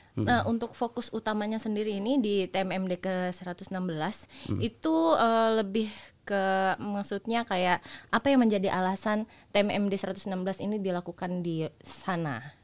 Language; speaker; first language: Indonesian; native; Indonesian